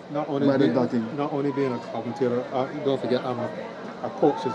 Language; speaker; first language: English; native; English